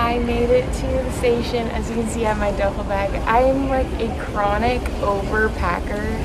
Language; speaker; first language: English; native; English